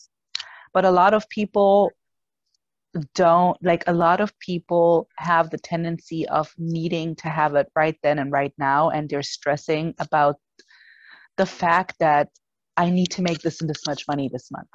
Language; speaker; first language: English; non-native, fluent; German